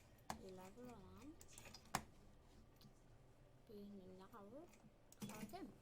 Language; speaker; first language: Welsh; non-native, learner; English